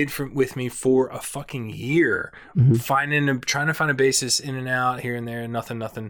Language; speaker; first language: English; native; English